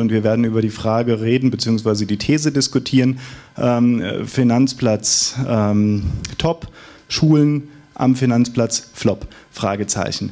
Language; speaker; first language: German; native; German